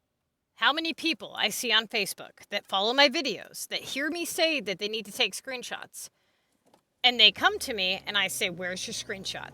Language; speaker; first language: English; native; English